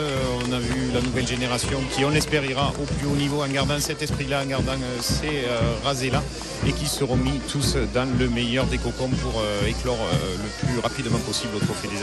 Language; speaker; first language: French; native; French